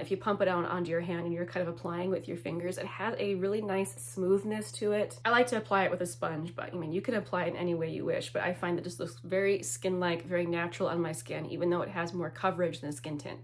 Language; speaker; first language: English; native; English